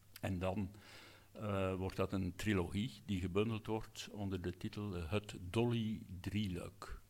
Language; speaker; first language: Dutch; native; Dutch